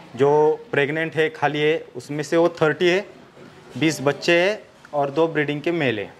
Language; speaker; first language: Hindi; non-native, local second language; Marathi